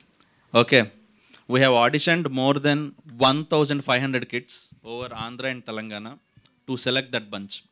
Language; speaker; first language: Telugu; native; Telugu